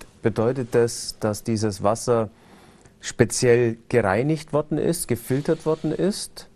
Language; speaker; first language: German; native; German